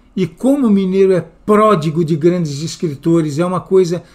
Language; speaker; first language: Portuguese; native; Portuguese